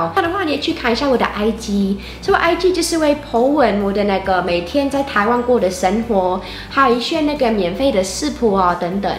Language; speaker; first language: Chinese; non-native, fluent; English